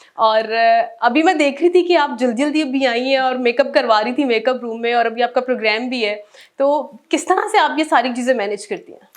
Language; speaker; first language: Urdu; native; Urdu